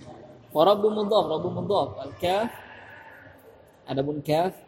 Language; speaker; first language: Arabic; non-native, fluent; Indonesian